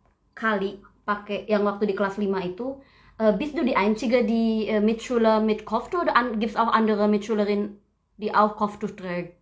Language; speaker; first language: German; non-native, learner; Indonesian